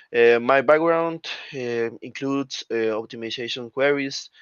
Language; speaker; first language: English; non-native, learner; Spanish